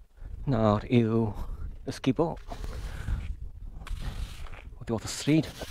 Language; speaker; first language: Welsh; non-native, learner; English